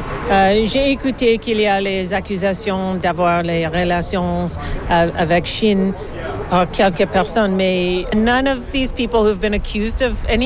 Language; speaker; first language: French; non-native, learner; English